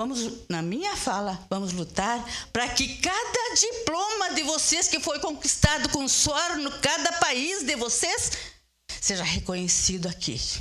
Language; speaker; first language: Portuguese; early bilingual, other home language; Spanish